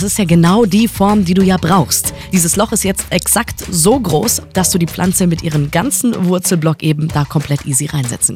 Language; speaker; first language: German; native; German